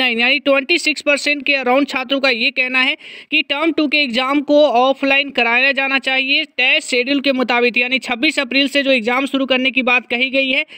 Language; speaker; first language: Hindi; native; Hindi